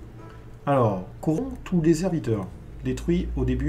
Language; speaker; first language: French; native; French